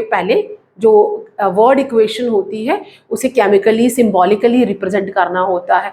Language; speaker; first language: Hindi; native; Hindi